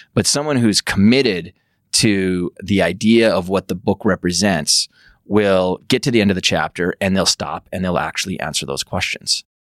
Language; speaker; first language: English; native; English